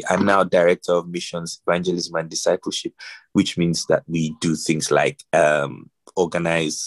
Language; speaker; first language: English; non-native, local second language; Yoruba